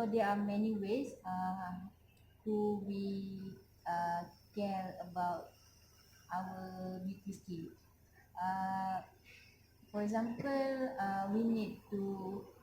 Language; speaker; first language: English; non-native, local second language; Malay